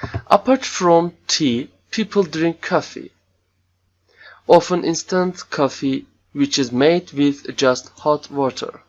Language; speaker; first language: English; non-native, fluent; Turkish